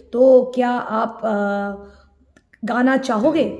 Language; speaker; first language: Hindi; non-native, local second language; Assamese